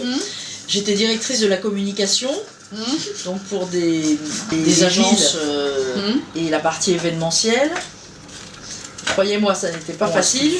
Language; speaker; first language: French; native; French